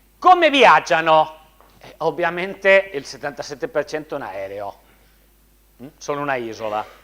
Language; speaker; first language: Italian; non-native, fluent; Spanish